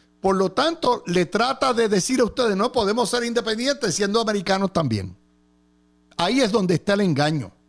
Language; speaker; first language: Spanish; native; Spanish